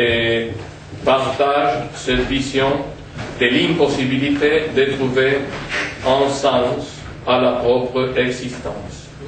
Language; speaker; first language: French; non-native, fluent; Spanish